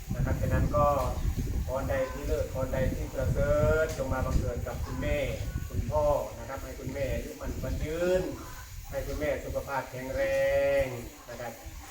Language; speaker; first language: Thai; native; Thai